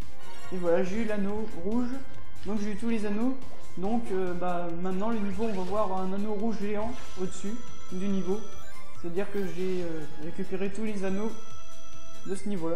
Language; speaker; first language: French; native; French